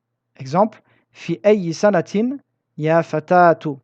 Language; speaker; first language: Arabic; non-native, fluent; French